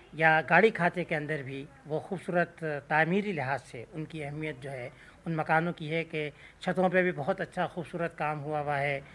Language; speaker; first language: Urdu; non-native, local second language; Sindhi